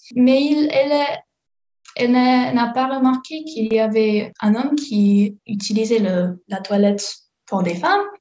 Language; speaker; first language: French; non-native, fluent; English